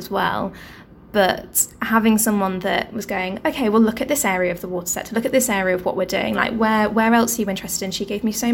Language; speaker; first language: English; native; English